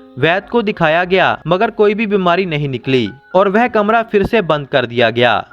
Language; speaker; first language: Hindi; native; Hindi